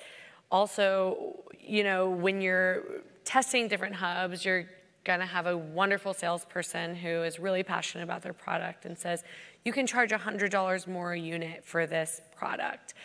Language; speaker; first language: English; native; English